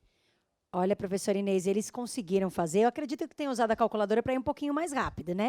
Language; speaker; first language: Portuguese; native; Portuguese